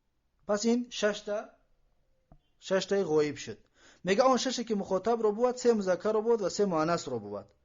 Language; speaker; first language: Persian; native; Persian